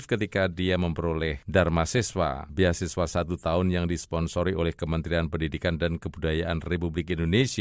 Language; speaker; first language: Indonesian; native; Indonesian